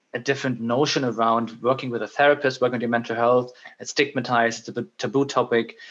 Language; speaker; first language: English; non-native, fluent; German